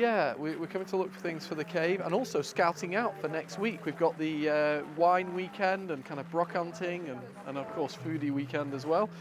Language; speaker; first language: English; native; English